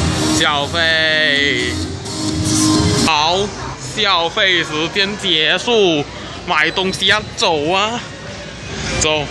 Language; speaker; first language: Chinese; native; Chinese